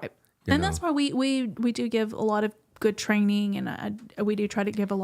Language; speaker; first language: English; native; English